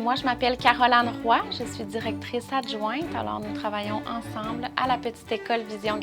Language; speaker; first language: French; native; French